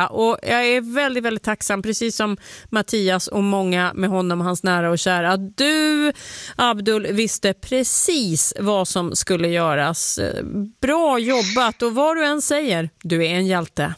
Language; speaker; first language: Swedish; native; Swedish